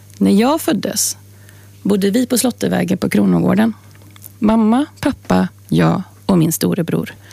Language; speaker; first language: Swedish; native; Swedish